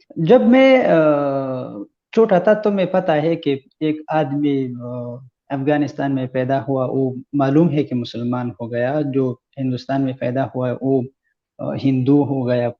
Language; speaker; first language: Hindi; non-native, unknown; Pashto